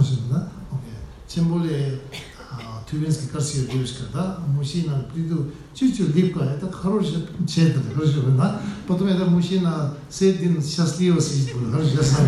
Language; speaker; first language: Russian; non-native, learner; Tibetan